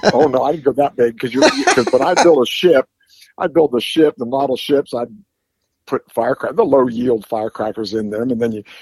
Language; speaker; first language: English; native; English